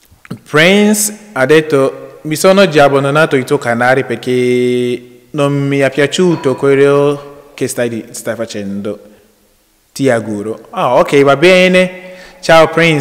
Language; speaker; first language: Italian; non-native, learner; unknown